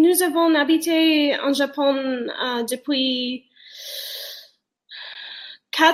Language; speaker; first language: French; non-native, learner; English